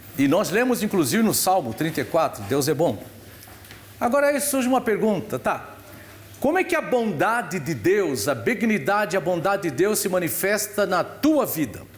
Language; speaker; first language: Portuguese; native; Portuguese